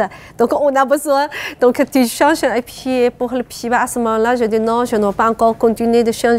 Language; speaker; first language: French; non-native, learner; Chinese